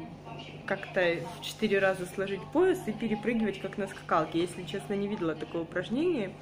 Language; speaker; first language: Russian; native; Russian